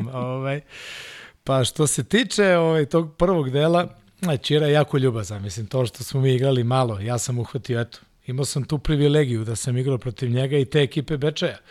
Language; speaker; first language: Serbian; non-native, local second language; Hungarian